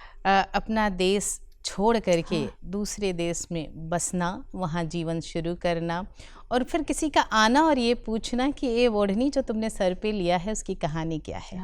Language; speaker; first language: Hindi; native; Hindi